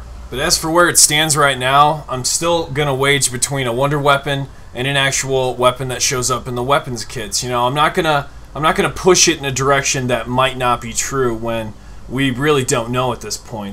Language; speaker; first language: English; native; English